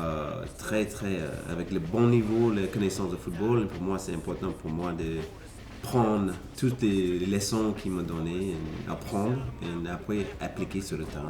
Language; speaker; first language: French; non-native, fluent; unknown